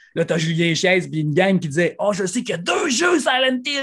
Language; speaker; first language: French; native; French